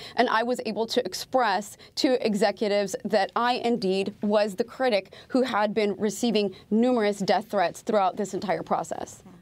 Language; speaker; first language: English; native; English